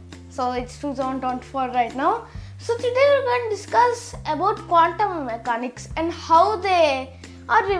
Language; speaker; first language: English; early bilingual, other home language; Telugu